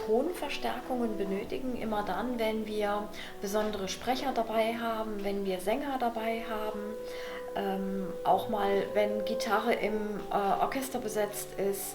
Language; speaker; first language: German; native; German